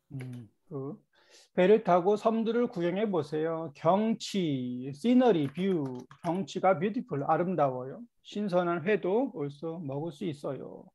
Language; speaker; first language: Korean; native; Korean